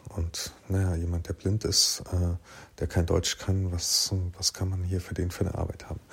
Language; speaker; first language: German; native; German